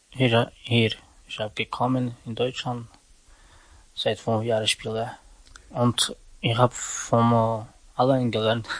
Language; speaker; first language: German; non-native, learner; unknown